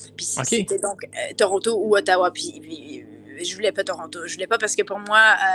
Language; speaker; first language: French; native; French